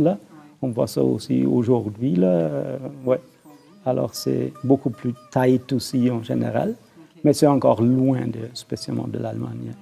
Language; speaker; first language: French; non-native, fluent; German